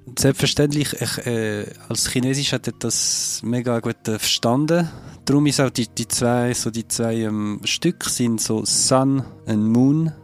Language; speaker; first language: German; non-native, fluent; French